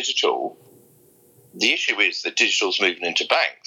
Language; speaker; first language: English; native; English